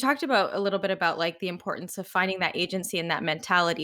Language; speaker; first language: English; native; English